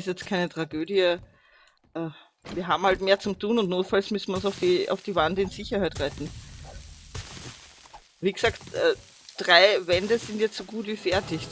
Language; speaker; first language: German; native; German